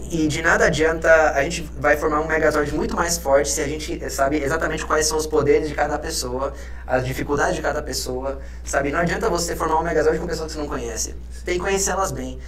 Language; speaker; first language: Portuguese; early bilingual, other home language; Spanish